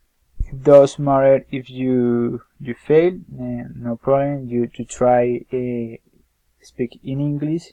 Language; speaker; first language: English; non-native, learner; Spanish